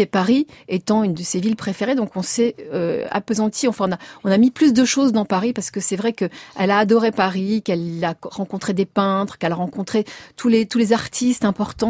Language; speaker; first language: French; native; French